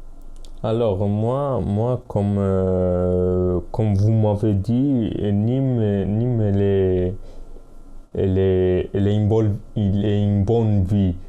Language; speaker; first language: French; non-native, fluent; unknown